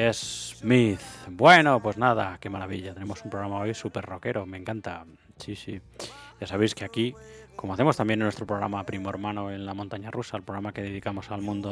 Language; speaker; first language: Spanish; native; Spanish